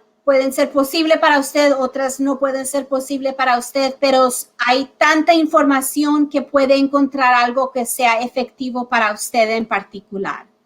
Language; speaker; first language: Spanish; early bilingual, heritage; Spanish